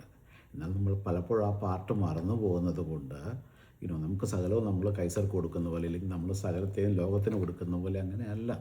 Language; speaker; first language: Malayalam; native; Malayalam